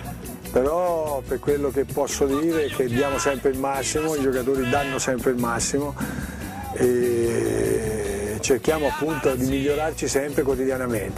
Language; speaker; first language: Italian; native; Italian